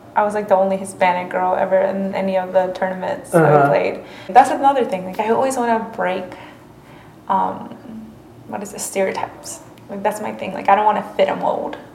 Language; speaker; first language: English; early bilingual, other home language; Spanish